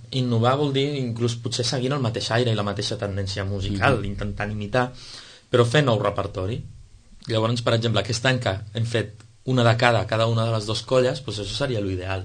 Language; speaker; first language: Catalan; native; Catalan